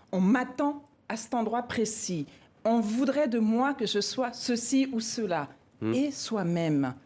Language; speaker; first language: French; non-native, local second language; Bambara